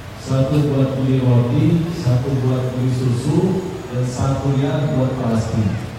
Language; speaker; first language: Indonesian; non-native, fluent; Arabic